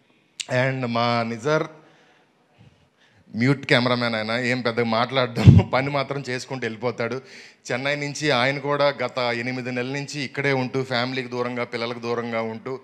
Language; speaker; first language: Telugu; native; Telugu